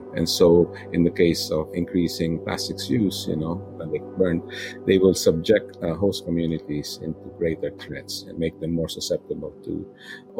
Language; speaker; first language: English; non-native, local second language; Filipino